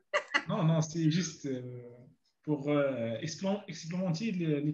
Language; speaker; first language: French; non-native, learner; Arabic